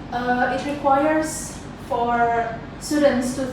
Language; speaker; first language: English; non-native, learner; Indonesian